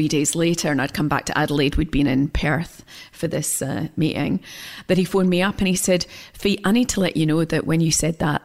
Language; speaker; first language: English; native; English